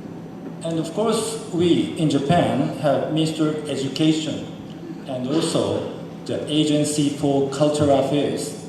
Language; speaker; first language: English; non-native, fluent; Japanese